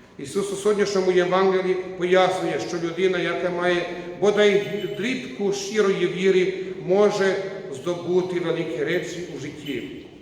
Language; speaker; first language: Ukrainian; non-native, learner; Croatian